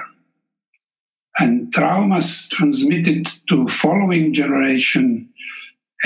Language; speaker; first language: English; non-native, fluent; Slovenian